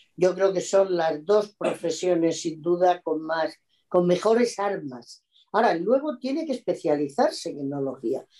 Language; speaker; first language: Spanish; native; Spanish